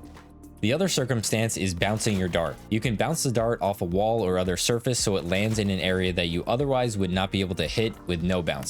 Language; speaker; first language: English; native; English